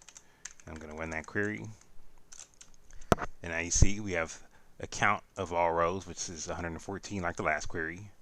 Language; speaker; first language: English; native; English